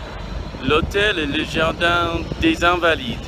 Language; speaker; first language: French; non-native, learner; English